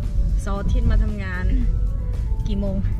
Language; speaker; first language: Thai; native; Thai